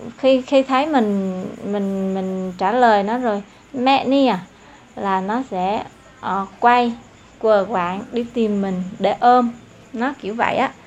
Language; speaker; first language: Vietnamese; non-native, local second language; Eastern Cham